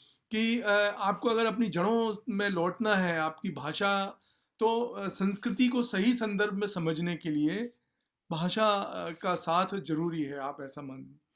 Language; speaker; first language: Hindi; native; Hindi